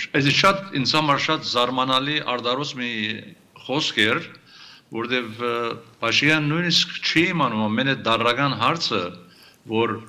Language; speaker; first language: Armenian; early bilingual, heritage; Armenian